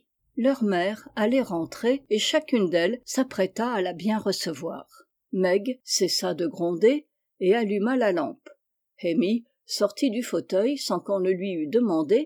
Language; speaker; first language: French; native; French